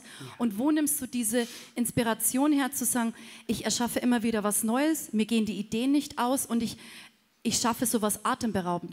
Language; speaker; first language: German; native; German